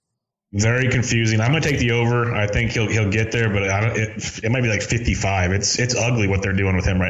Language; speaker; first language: English; native; English